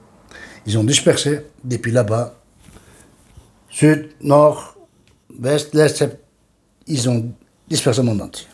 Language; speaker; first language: French; non-native, learner; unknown